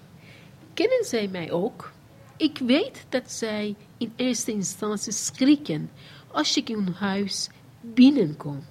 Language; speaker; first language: Dutch; non-native, fluent; Persian